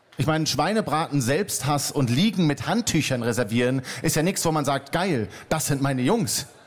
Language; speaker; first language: German; native; German